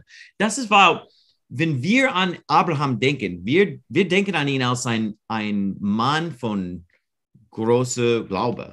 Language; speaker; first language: German; non-native, learner; English